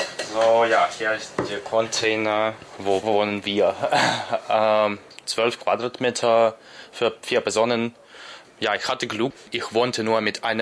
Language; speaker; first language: German; non-native, learner; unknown